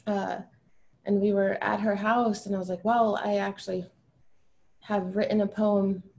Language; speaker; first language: English; early bilingual, other home language; Albanian